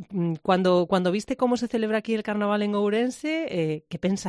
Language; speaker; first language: Spanish; native; Spanish